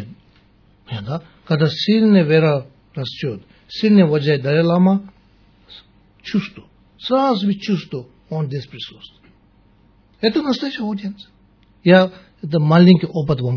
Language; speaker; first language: Russian; non-native, learner; Tibetan